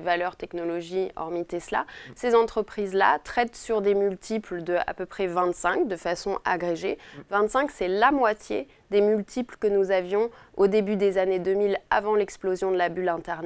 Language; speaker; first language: French; native; French